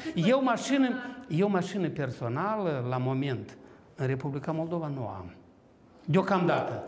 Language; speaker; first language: Romanian; native; Romanian